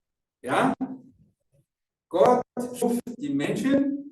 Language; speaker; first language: German; non-native, fluent; Rundi